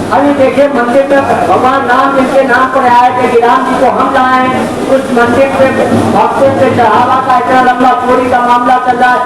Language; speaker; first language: Hindi; native; Hindi